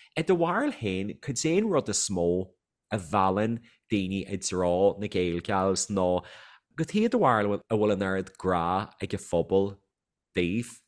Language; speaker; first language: Irish; native; Irish